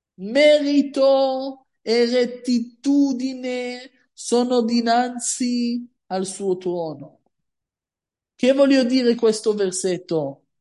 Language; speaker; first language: Italian; non-native, fluent; Hebrew